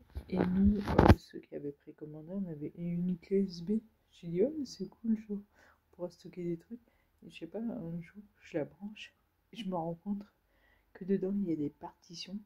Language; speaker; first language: French; native; French